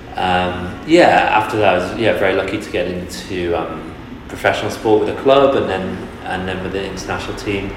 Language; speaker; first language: English; native; English